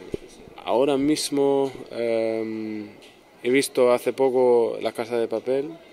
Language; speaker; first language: Spanish; non-native, fluent; German